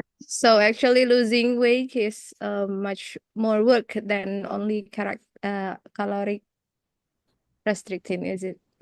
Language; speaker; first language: English; non-native, fluent; Indonesian